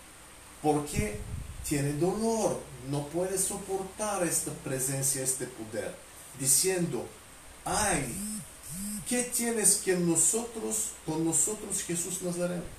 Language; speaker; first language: Spanish; non-native, fluent; Bulgarian